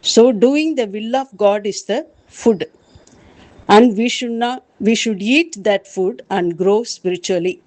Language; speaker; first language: English; non-native, local second language; Tamil